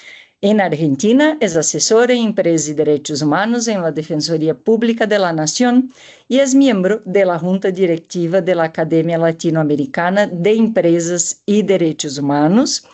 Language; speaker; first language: Spanish; non-native, fluent; Portuguese